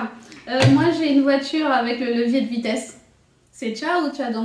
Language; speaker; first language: French; native; French